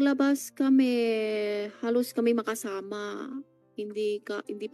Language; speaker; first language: Filipino; non-native, learner; Chinese